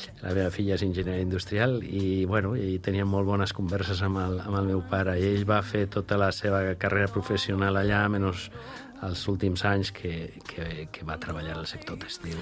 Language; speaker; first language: Catalan; non-native, local second language; Spanish